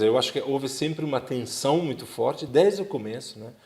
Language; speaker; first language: Portuguese; non-native, fluent; Italian